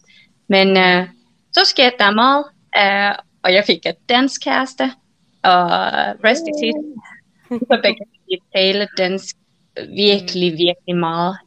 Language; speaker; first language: Danish; non-native, fluent; Finnish